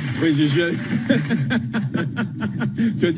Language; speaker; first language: French; non-native, learner; English